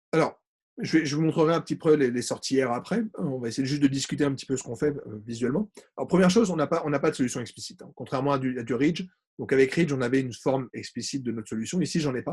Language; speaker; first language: French; native; French